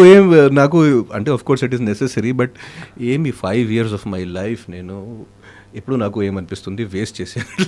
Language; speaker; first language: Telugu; non-native, fluent; Hindi